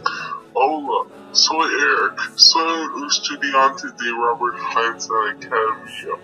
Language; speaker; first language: Spanish; non-native, learner; English